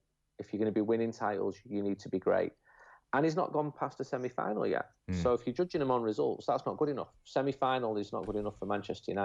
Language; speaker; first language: English; native; English